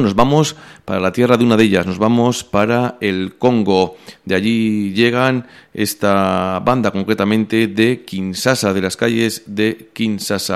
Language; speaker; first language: Spanish; native; Spanish